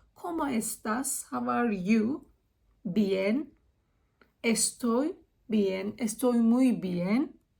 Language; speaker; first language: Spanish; non-native, learner; Turkish